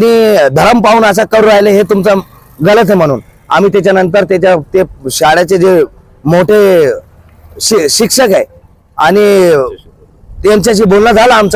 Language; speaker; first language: Marathi; non-native, local second language; Urdu